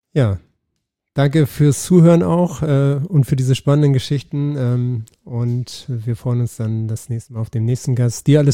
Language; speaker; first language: German; native; German